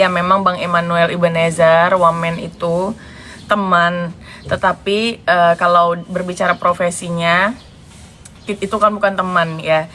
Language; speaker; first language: Indonesian; native; Indonesian